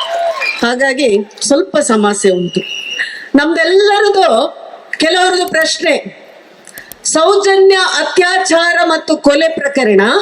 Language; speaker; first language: Kannada; native; Kannada